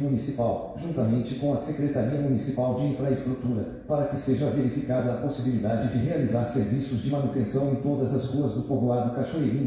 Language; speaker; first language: Portuguese; native; Portuguese